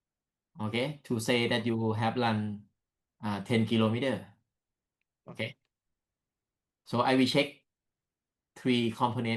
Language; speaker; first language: English; non-native, learner; Thai